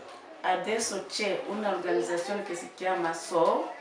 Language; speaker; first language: Italian; non-native, learner; French